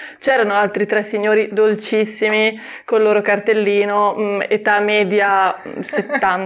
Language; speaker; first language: Italian; native; Italian